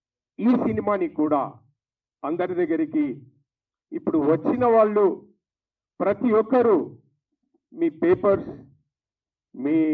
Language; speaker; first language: Telugu; native; Telugu